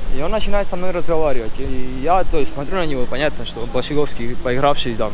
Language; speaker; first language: Russian; early bilingual, other home language; Georgian